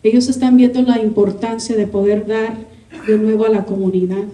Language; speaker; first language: Spanish; early bilingual, heritage; Spanish